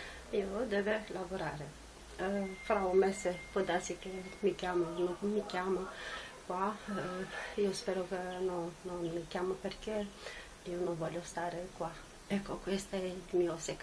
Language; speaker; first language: Italian; non-native, learner; Romanian